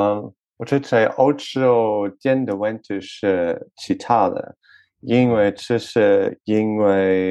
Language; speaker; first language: Chinese; non-native, learner; French